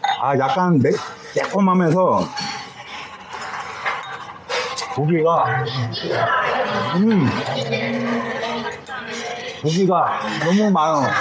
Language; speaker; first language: Korean; native; Korean